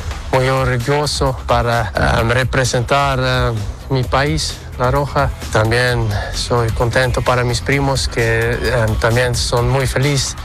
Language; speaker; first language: Spanish; early bilingual, heritage; Spanish